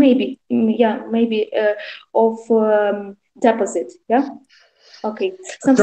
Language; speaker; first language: English; non-native, learner; Russian